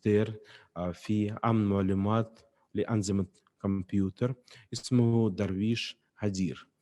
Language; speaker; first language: Arabic; non-native, fluent; Russian